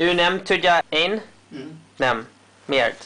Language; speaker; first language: Hungarian; non-native, learner; English